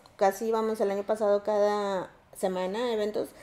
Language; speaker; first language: Spanish; native; Spanish